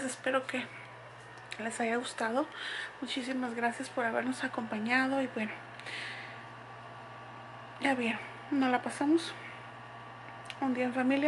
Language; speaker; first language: Spanish; native; Spanish